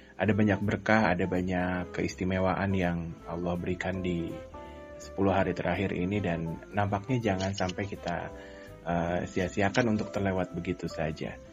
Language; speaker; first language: Indonesian; native; Indonesian